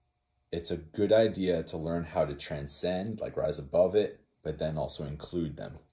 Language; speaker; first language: English; native; English